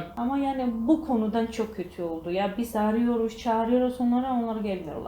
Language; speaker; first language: Turkish; non-native, learner; Georgian